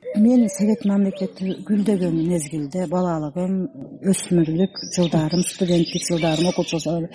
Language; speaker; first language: Kyrgyz; non-native, local second language; Uzbek